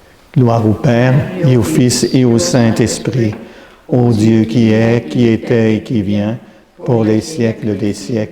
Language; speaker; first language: French; native; French